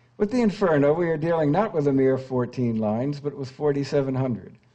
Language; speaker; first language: English; native; English